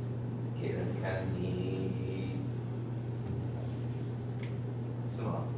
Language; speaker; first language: Chinese; non-native, learner; English